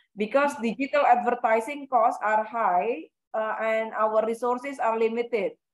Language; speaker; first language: English; non-native, fluent; Indonesian